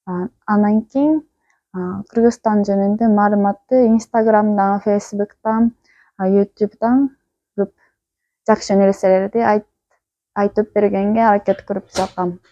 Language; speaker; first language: Kyrgyz; non-native, fluent; Japanese